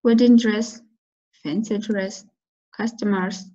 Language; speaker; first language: English; non-native, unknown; Kazakh